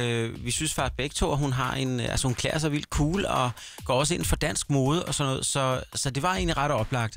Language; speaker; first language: Danish; native; Danish